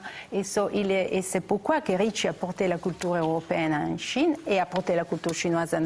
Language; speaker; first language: French; non-native, fluent; Italian